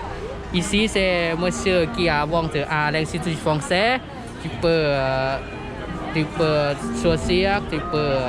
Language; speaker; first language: French; non-native, learner; Lao